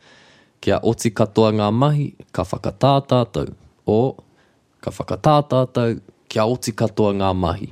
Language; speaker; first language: Māori; non-native, local second language; English